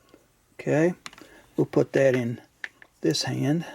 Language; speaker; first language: English; native; English